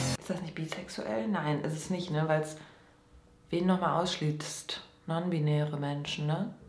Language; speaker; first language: German; native; German